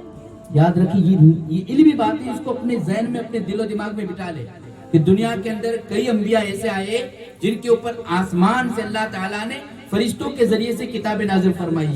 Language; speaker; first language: Urdu; native; Urdu